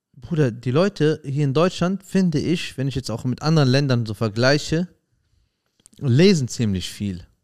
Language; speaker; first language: German; early bilingual, other home language; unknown